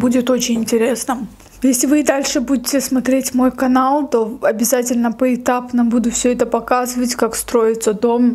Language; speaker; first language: Russian; native; Russian